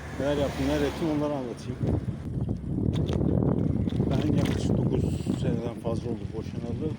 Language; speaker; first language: Turkish; native; Turkish